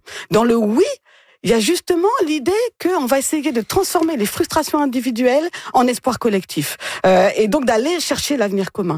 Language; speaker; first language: French; native; French